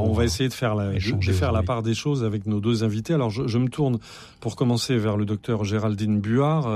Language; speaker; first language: French; native; French